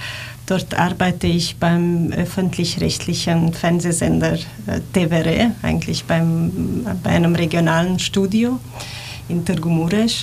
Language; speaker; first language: German; non-native, fluent; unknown